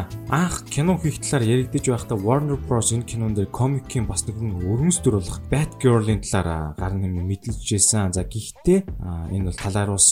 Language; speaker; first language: Mongolian; native; Mongolian